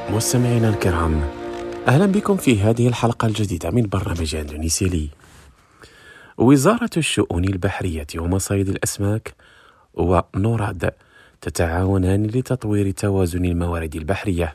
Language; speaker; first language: Arabic; non-native, fluent; Indonesian